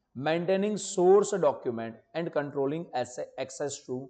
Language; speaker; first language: English; non-native, local second language; Gujarati